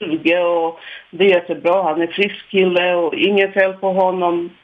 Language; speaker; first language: Swedish; non-native, fluent; Serbian